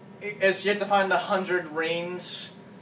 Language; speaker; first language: English; native; English